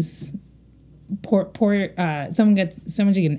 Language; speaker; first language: English; native; English